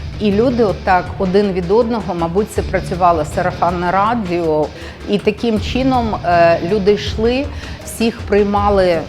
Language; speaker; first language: Ukrainian; native; Ukrainian